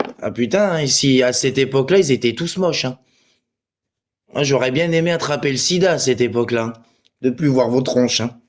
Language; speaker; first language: French; native; French